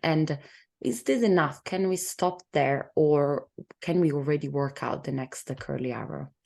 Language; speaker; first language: English; non-native, fluent; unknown